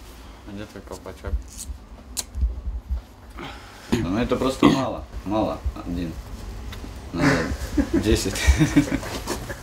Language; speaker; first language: Russian; native; Russian